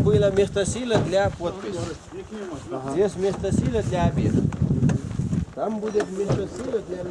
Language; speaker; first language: Russian; non-native, learner; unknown